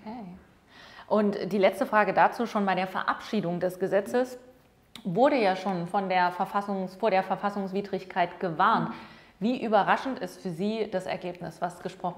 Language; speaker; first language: German; native; German